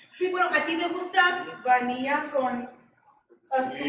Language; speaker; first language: Spanish; non-native, fluent; English